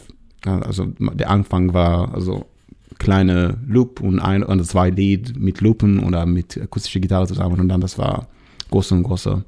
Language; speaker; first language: German; non-native, learner; Hebrew